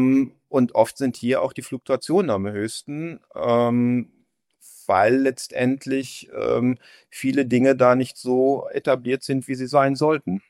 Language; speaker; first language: German; native; German